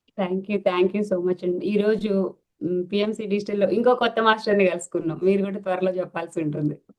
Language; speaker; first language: Telugu; native; Telugu